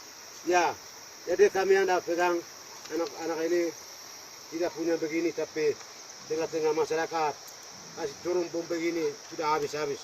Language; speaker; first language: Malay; non-native, local second language; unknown